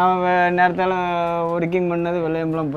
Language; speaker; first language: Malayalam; non-native, learner; Tamil